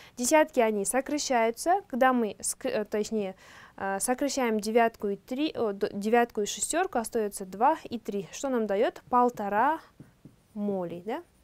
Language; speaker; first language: Russian; non-native, local second language; Kazakh